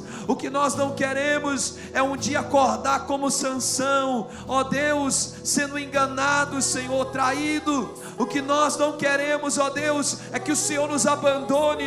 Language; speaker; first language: Portuguese; native; Portuguese